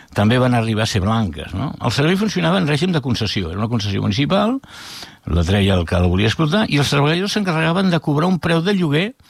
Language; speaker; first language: Catalan; native; Catalan